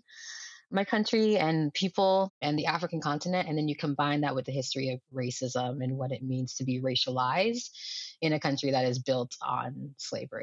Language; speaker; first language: English; early bilingual, other home language; Lingala